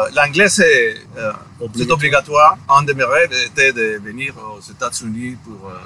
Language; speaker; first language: French; non-native, fluent; Spanish